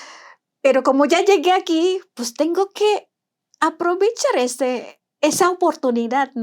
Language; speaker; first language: Spanish; non-native, fluent; Indonesian